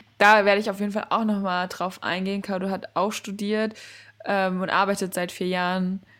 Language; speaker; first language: German; native; German